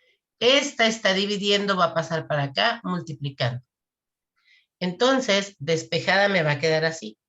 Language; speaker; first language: Spanish; native; Spanish